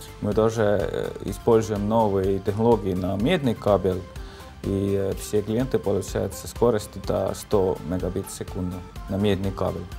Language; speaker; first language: Russian; non-native, local second language; Estonian